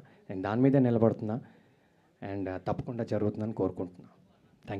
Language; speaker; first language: Telugu; native; Telugu